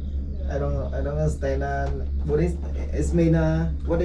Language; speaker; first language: English; non-native, learner; Vietnamese